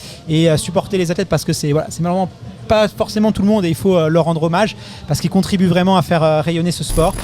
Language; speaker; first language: French; native; French